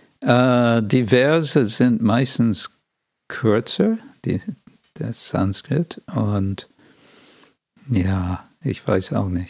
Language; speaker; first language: German; non-native, fluent; English